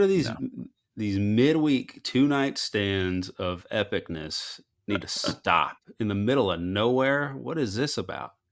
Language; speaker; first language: English; native; English